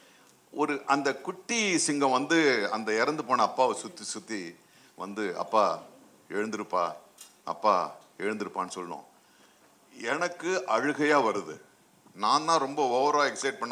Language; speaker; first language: Tamil; native; Tamil